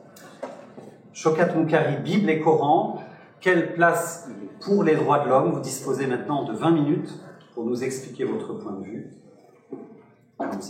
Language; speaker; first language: French; native; French